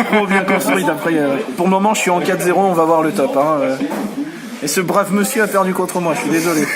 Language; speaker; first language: French; native; French